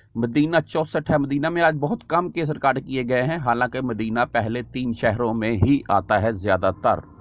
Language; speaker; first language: Urdu; native; Urdu